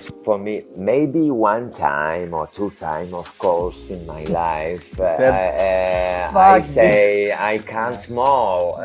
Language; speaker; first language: English; non-native, learner; French